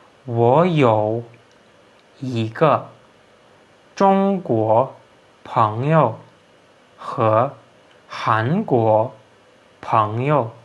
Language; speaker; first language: Chinese; non-native, fluent; Turkmen